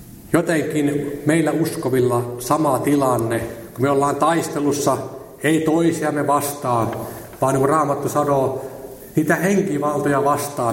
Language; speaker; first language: Finnish; native; Finnish